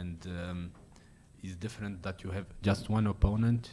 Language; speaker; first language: English; non-native, learner; Arabic